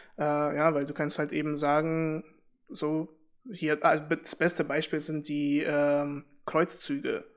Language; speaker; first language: German; early bilingual, other home language; Russian